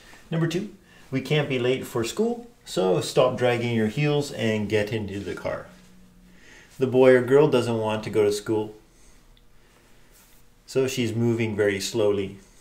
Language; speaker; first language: English; native; English